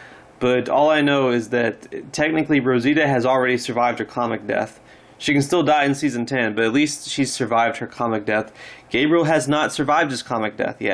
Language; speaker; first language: English; native; English